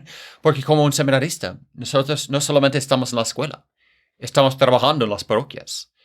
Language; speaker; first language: Spanish; non-native, fluent; English